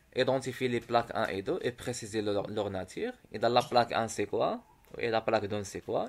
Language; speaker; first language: French; non-native, local second language; Arabic